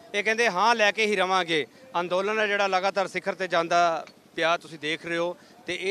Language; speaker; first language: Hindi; non-native, local second language; Punjabi